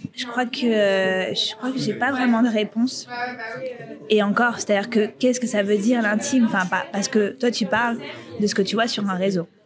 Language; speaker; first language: French; native; French